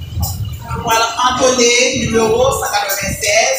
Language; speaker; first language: French; non-native, local second language; Haitian Creole